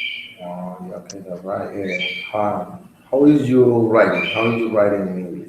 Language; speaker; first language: English; non-native, learner; Spanish